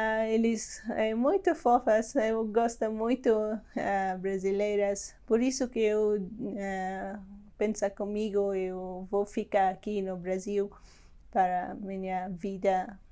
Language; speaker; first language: Portuguese; non-native, learner; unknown